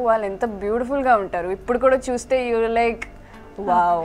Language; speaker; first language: Telugu; non-native, fluent; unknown